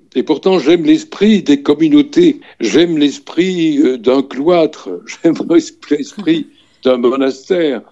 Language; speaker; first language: French; native; French